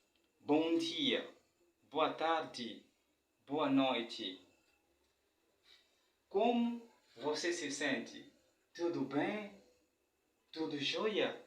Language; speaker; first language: Portuguese; non-native, fluent; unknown